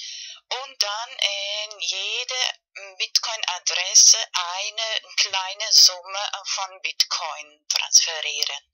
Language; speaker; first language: German; non-native, fluent; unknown